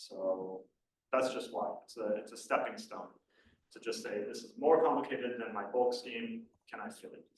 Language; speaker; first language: English; native; English